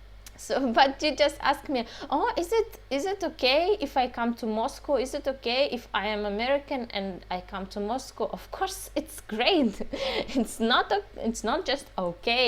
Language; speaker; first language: English; non-native, fluent; Russian